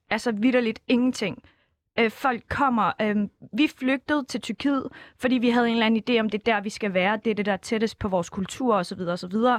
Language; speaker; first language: Danish; early bilingual, other home language; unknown